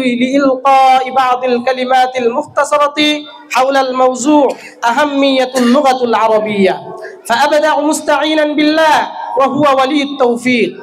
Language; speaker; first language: Arabic; non-native, learner; Bangla